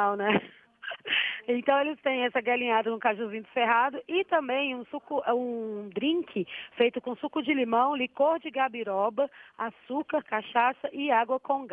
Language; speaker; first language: Portuguese; native; Portuguese